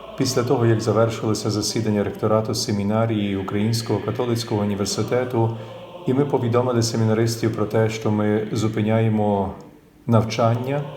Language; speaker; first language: Ukrainian; native; Ukrainian